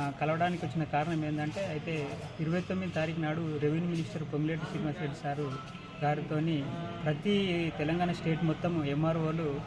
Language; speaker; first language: Telugu; native; Telugu